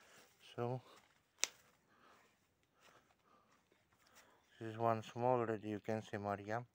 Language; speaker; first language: English; non-native, learner; Russian